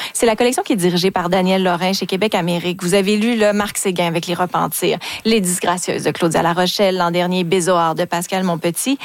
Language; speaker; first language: French; native; French